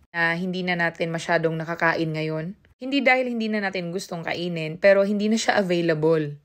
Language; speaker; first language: Filipino; non-native, local second language; Cebuano